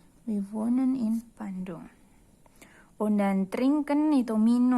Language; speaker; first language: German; non-native, fluent; Indonesian